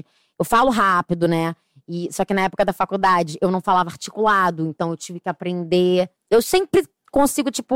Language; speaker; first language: Portuguese; native; Portuguese